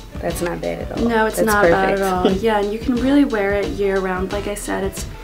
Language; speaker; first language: English; native; English